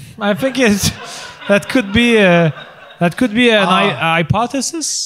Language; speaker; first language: English; non-native, fluent; French